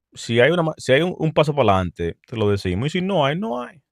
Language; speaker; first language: Spanish; early bilingual, heritage; Spanish